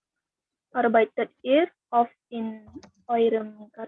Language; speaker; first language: German; non-native, learner; Indonesian